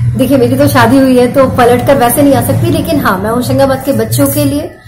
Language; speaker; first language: Hindi; native; Hindi